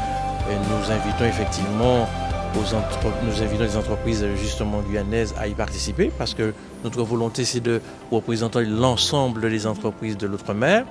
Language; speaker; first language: French; native; French